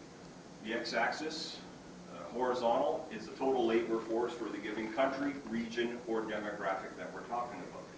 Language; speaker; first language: English; native; English